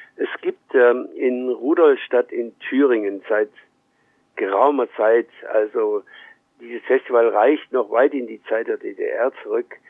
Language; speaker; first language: German; early bilingual, heritage; German